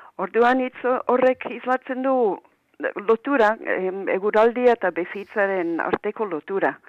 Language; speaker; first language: Basque; non-native, fluent; English